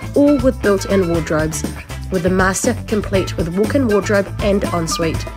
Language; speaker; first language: English; native; English